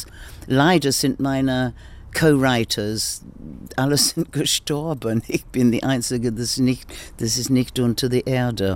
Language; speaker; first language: German; non-native, learner; English